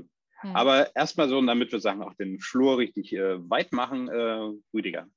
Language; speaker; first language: German; native; German